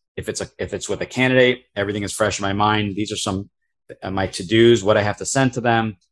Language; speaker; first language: English; native; English